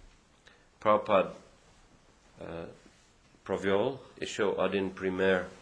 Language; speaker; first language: Russian; non-native, fluent; English